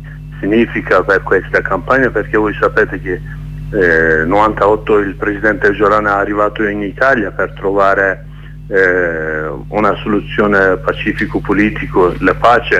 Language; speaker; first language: Italian; non-native, learner; Kurdish